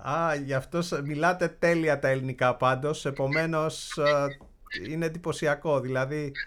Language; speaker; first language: Greek; native; Greek